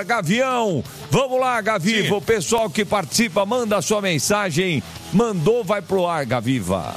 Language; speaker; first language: Portuguese; native; Portuguese